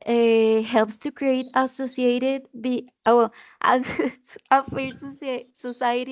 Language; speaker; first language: English; non-native, learner; Spanish